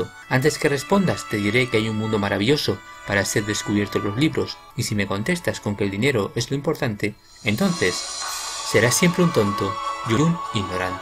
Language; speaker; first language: Spanish; native; Spanish